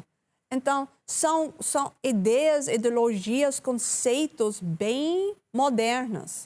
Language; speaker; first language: Portuguese; non-native, learner; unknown